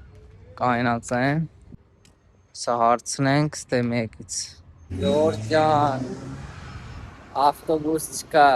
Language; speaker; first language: Armenian; non-native, learner; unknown